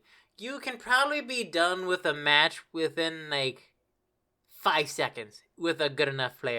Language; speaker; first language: English; native; English